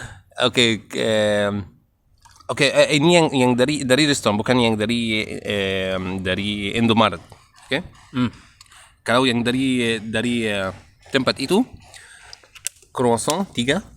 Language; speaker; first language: Indonesian; non-native, learner; Arabic